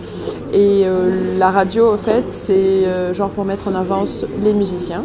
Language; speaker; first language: French; non-native, local second language; Arabic